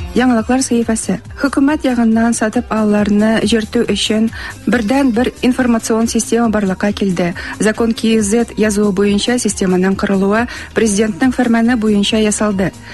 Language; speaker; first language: Tatar; early bilingual, heritage; Tatar